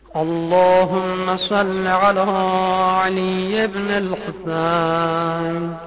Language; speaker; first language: Arabic; non-native, fluent; Persian